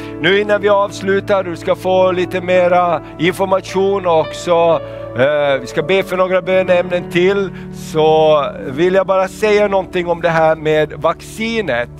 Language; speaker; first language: Swedish; non-native, fluent; Spanish